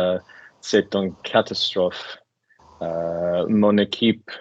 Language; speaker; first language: French; non-native, learner; English